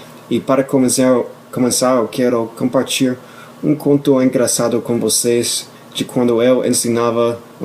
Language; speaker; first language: Portuguese; non-native, fluent; English